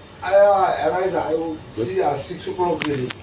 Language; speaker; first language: English; non-native, learner; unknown